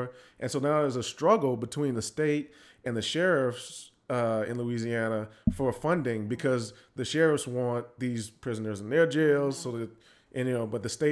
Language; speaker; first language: English; native; English